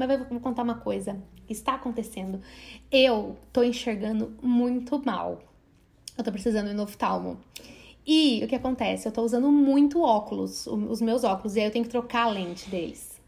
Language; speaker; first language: Portuguese; native; Portuguese